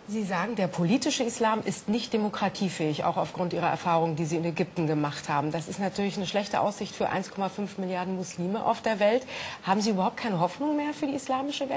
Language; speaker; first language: German; native; German